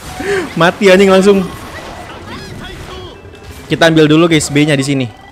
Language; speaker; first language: Indonesian; native; Indonesian